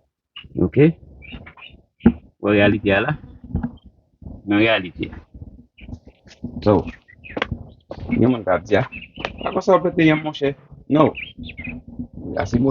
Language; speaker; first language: French; non-native, learner; Haitian Creole